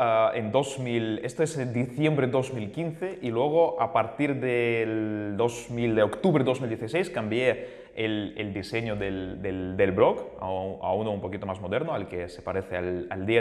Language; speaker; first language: Spanish; native; Spanish